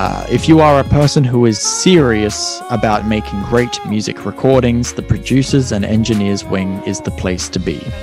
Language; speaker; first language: English; native; English